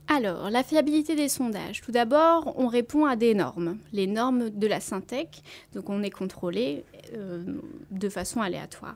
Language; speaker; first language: French; native; French